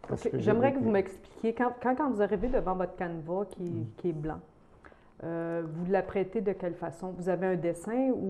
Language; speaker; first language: French; native; French